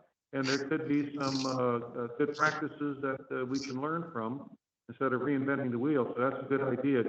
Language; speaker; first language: English; native; English